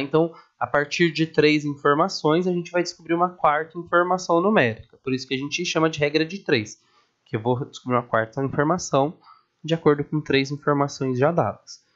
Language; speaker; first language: Portuguese; native; Portuguese